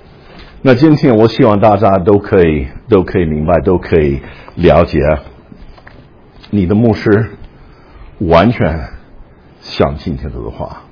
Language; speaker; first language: Chinese; non-native, fluent; English